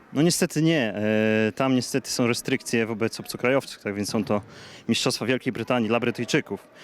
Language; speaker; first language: Polish; native; Polish